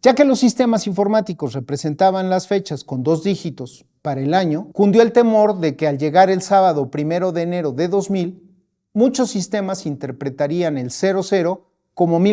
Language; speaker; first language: Spanish; native; Spanish